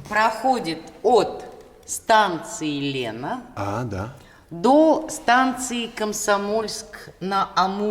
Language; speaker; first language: Russian; native; Russian